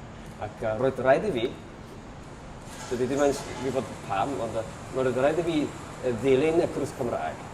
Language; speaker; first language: Welsh; non-native, learner; Japanese